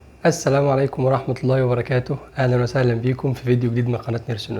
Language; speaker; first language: Arabic; native; Arabic